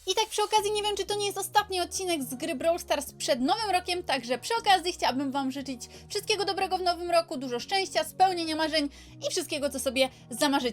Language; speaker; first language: Polish; native; Polish